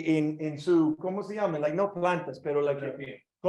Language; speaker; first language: Spanish; non-native, learner; English